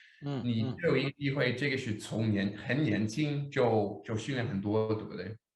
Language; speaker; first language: Chinese; non-native, fluent; Danish